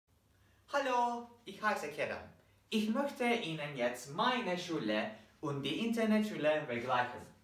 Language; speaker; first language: German; non-native, learner; Turkish